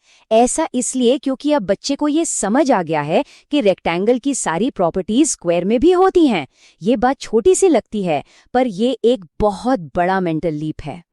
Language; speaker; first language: Hindi; native; Hindi